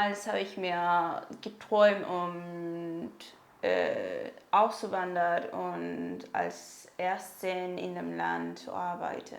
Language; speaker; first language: German; non-native, learner; Spanish